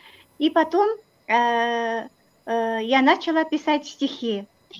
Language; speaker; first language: Russian; non-native, local second language; Kyrgyz